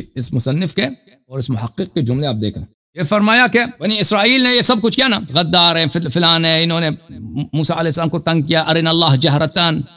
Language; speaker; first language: Urdu; non-native, fluent; Persian